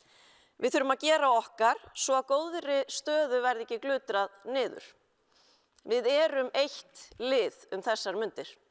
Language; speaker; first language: Icelandic; native; Icelandic